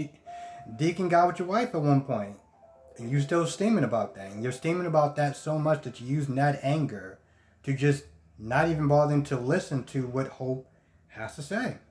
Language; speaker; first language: English; native; English